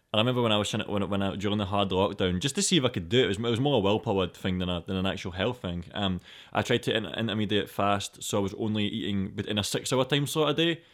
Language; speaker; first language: English; native; English